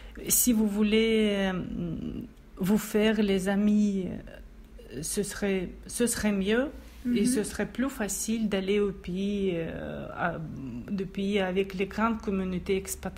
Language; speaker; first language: French; non-native, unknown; Russian